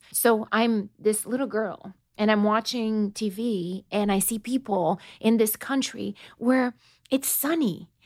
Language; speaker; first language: English; non-native, fluent; Romanian